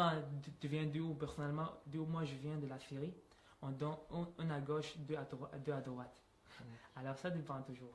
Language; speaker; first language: French; non-native, fluent; Arabic